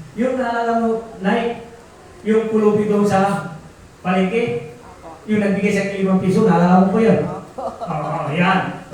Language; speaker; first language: Filipino; non-native, local second language; Cebuano